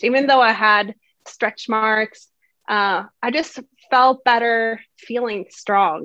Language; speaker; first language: English; non-native, fluent; Swedish